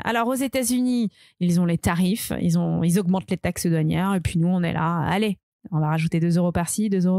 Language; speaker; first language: French; native; French